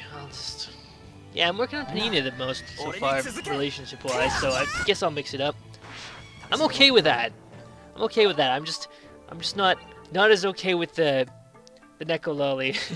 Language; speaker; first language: English; native; English